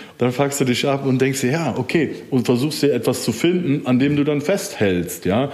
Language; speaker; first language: German; early bilingual, other home language; Turkish